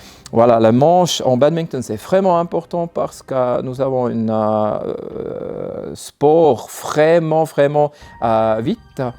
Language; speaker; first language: French; non-native, learner; German